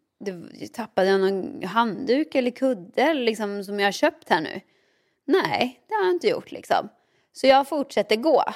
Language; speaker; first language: Swedish; native; Swedish